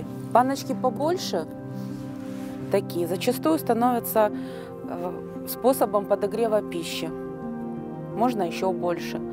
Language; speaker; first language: Russian; native; Russian